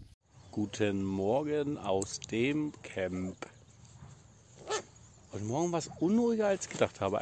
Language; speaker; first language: German; native; German